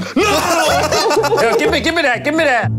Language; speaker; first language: English; non-native, learner; Korean